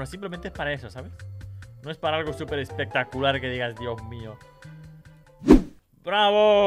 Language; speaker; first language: Spanish; native; Spanish